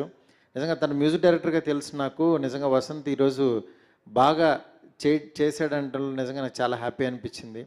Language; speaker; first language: Telugu; native; Telugu